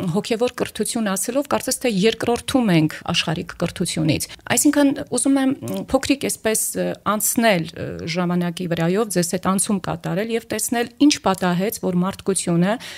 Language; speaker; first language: Armenian; native; Armenian